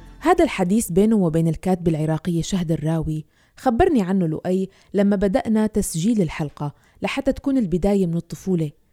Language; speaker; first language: Arabic; native; Arabic